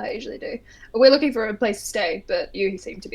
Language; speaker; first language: English; native; English